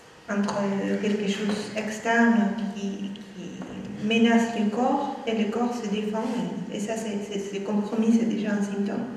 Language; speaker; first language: French; non-native, fluent; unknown